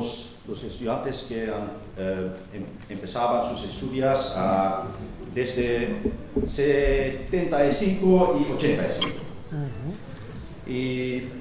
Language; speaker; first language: Spanish; non-native, fluent; Dutch